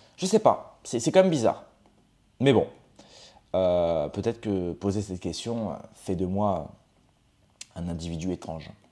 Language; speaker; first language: French; native; French